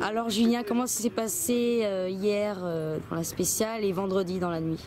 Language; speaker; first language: French; native; French